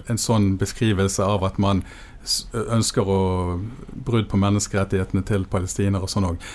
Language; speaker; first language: Norwegian; native; Norwegian